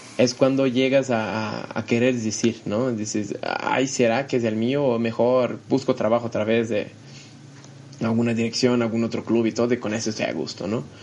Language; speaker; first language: Spanish; non-native, fluent; Portuguese